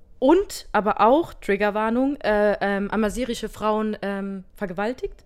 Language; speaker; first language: German; early bilingual, other home language; Berber languages